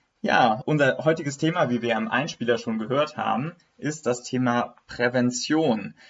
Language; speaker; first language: German; native; German